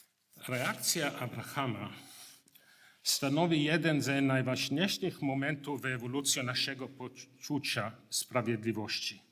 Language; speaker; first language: Polish; non-native, learner; English